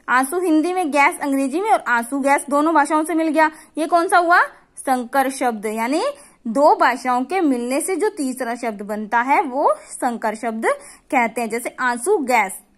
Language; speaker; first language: Hindi; native; Hindi